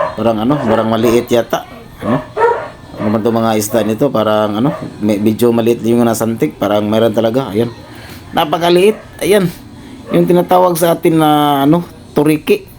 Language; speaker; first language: Filipino; non-native, local second language; Cebuano